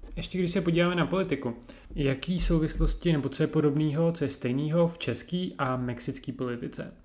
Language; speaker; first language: Czech; native; Czech